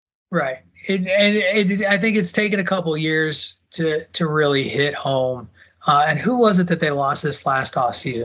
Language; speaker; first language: English; native; English